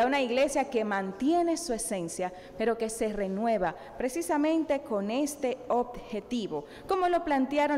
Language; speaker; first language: Spanish; native; Spanish